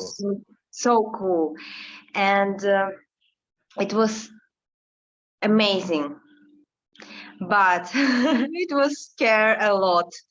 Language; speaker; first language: English; non-native, learner; Russian